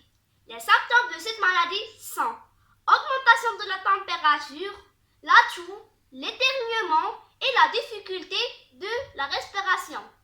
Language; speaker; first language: French; non-native, learner; Arabic